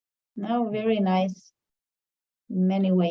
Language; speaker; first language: English; non-native, fluent; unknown